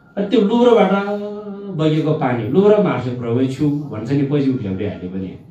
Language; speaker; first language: Nepali; non-native, local second language; Gurung